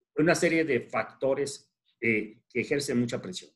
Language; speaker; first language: Spanish; native; Spanish